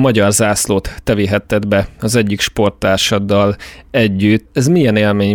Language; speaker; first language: Hungarian; native; Hungarian